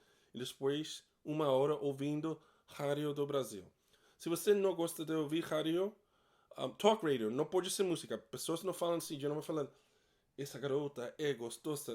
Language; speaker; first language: Portuguese; non-native, learner; English